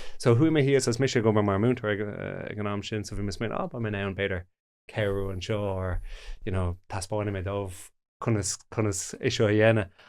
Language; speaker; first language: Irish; non-native, local second language; English